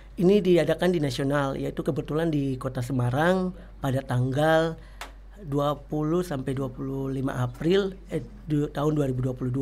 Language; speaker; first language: Indonesian; native; Indonesian